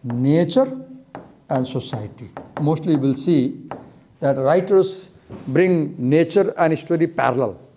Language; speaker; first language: English; non-native, local second language; Nepali